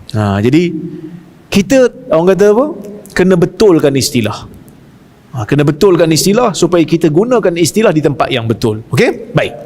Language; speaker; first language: Malay; native; Malay